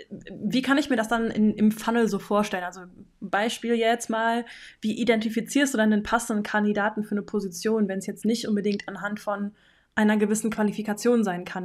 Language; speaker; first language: German; native; German